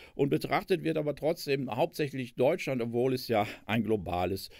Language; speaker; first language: German; native; German